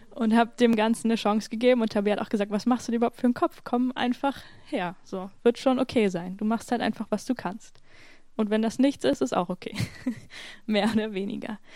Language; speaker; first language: German; native; German